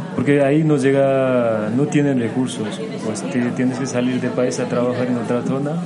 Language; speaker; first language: Spanish; non-native, fluent; Nepali